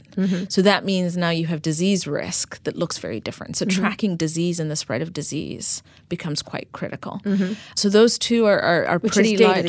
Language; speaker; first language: English; non-native, fluent; Amharic